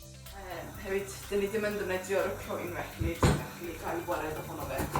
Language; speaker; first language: Welsh; non-native, learner; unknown